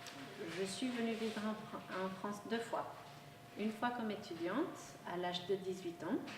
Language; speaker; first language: French; non-native, local second language; Spanish